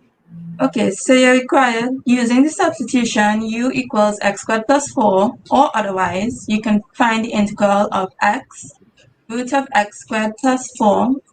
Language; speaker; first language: English; native; English